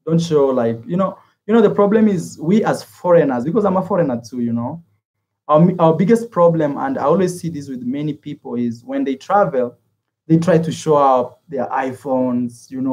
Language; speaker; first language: English; non-native, fluent; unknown